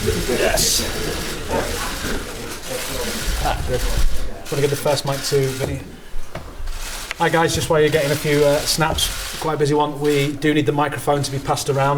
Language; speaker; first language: English; native; English